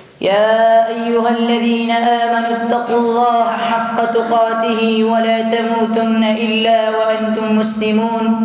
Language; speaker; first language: Arabic; non-native, fluent; Urdu